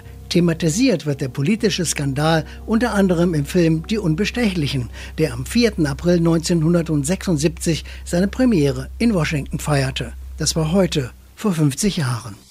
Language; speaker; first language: German; native; German